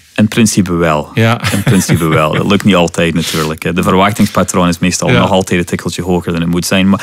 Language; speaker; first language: Dutch; non-native, fluent; English